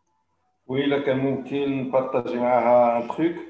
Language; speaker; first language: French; non-native, local second language; Arabic